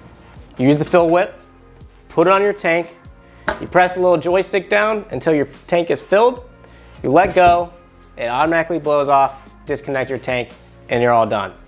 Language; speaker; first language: English; native; English